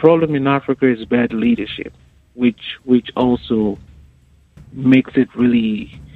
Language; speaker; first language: English; non-native, local second language; Yoruba